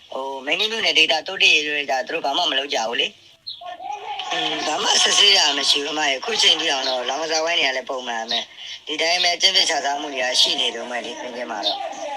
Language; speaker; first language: Burmese; native; Burmese